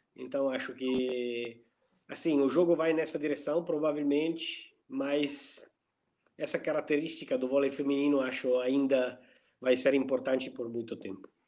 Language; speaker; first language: Portuguese; non-native, fluent; Italian